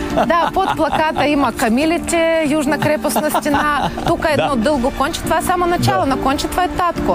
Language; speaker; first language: Bulgarian; non-native, fluent; Ukrainian